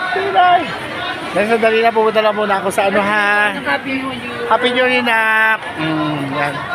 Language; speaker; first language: Filipino; native; Filipino